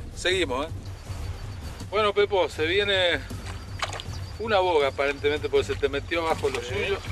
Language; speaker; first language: Spanish; native; Spanish